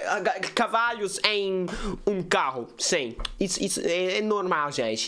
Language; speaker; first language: Portuguese; non-native, learner; English